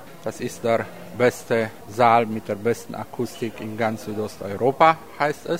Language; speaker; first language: German; native; German